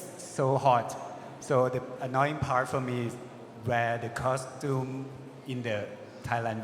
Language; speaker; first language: English; non-native, learner; Thai